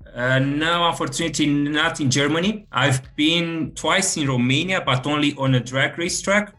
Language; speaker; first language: English; non-native, fluent; Romanian